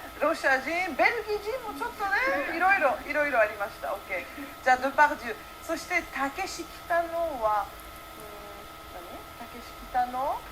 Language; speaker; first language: Japanese; early bilingual, heritage; Japanese